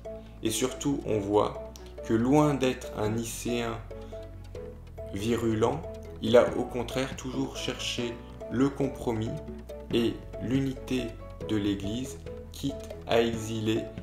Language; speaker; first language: French; native; French